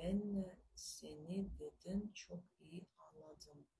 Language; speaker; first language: Turkish; non-native, learner; Russian